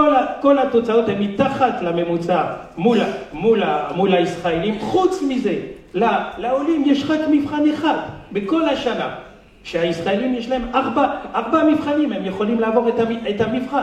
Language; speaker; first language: Hebrew; non-native, fluent; French